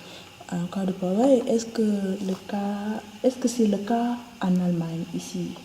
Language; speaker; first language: French; non-native, local second language; Wolof